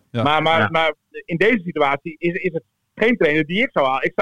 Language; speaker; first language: Dutch; native; Dutch